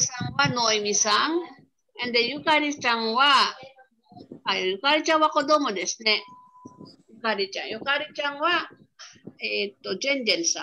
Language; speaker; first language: Japanese; non-native, fluent; Filipino